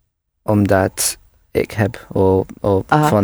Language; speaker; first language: Dutch; non-native, learner; English